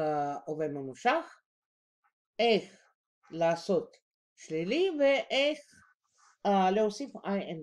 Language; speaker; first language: Hebrew; non-native, fluent; Russian